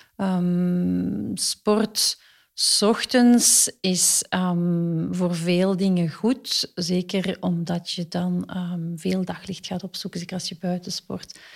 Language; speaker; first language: Dutch; native; Dutch